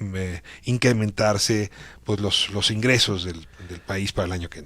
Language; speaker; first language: Spanish; native; Spanish